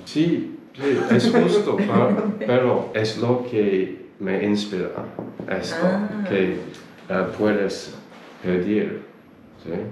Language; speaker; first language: Spanish; non-native, learner; English